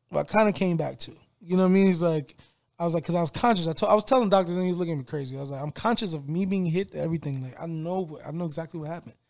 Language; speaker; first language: English; native; English